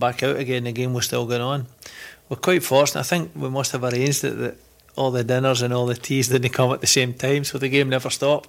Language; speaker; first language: English; native; English